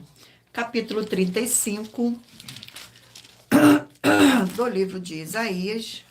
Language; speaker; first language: Portuguese; native; Portuguese